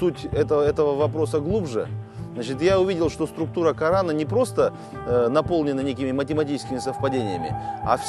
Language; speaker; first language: Russian; native; Russian